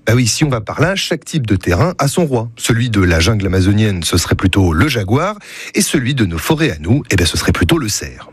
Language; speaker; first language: French; native; French